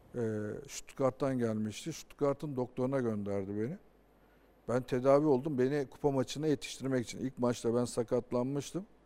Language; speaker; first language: Turkish; native; Turkish